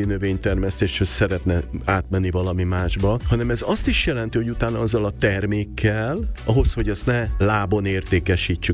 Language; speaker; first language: Hungarian; native; Hungarian